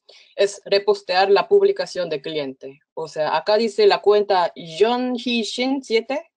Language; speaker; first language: Spanish; non-native, fluent; Korean